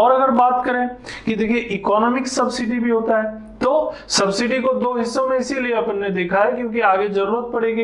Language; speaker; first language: Hindi; native; Hindi